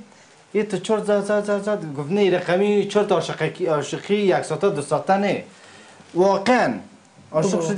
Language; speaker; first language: Persian; native; Persian